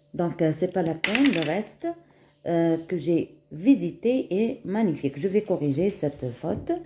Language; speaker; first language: French; non-native, local second language; Arabic